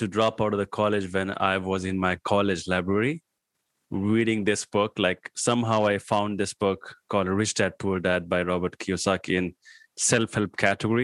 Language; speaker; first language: English; non-native, local second language; Hindi